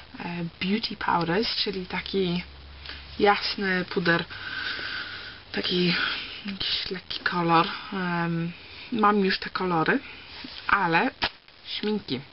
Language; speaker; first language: Polish; early bilingual, heritage; Polish